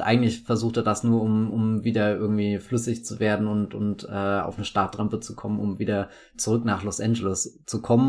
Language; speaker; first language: German; native; German